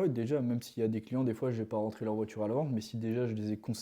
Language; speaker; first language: French; native; French